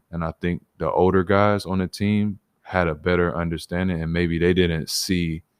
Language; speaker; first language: English; native; English